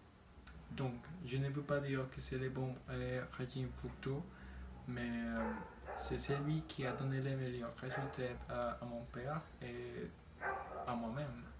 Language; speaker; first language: French; non-native, learner; Spanish